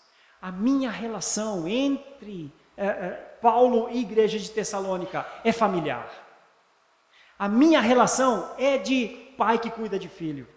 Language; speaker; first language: Portuguese; native; Portuguese